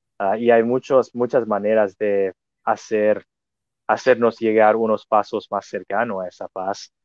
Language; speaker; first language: Spanish; non-native, fluent; English